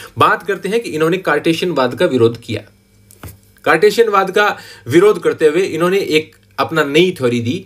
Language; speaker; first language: Hindi; native; Hindi